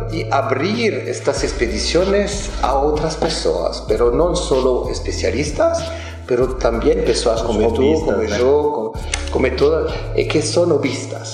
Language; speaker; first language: Spanish; non-native, fluent; French